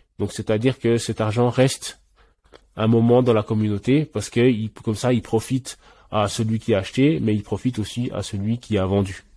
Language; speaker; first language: French; early bilingual, other home language; Haitian Creole